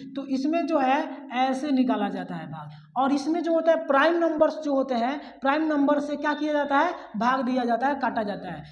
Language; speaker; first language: Hindi; native; Hindi